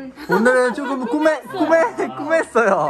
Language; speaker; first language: Korean; non-native, learner; Chinese